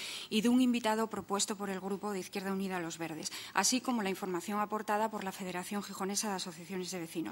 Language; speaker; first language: Spanish; native; Spanish